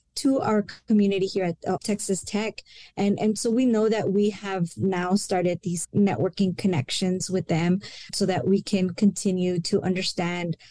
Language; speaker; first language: English; early bilingual, other home language; Spanish